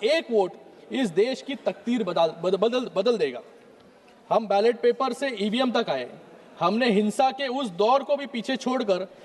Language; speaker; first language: Hindi; non-native, local second language; Marathi